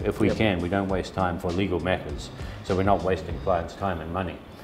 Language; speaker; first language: English; native; English